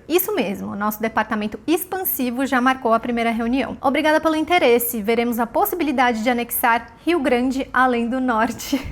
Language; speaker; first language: Portuguese; native; Portuguese